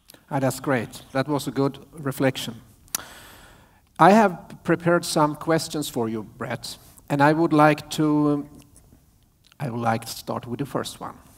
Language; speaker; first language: English; non-native, fluent; Swedish